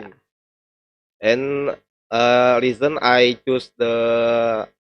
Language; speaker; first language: English; non-native, learner; Indonesian